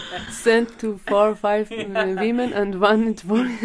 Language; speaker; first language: English; non-native, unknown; Persian